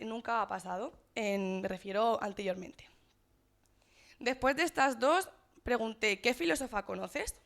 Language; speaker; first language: Spanish; native; Spanish